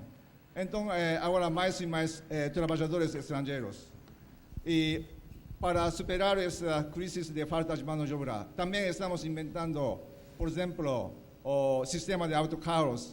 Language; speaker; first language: Portuguese; non-native, fluent; Japanese